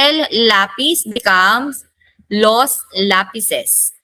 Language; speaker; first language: Spanish; non-native, learner; Filipino